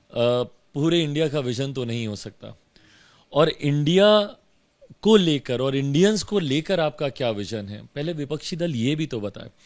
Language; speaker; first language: Hindi; native; Hindi